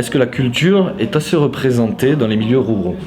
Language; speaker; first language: French; native; French